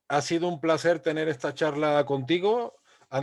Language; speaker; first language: Spanish; native; Spanish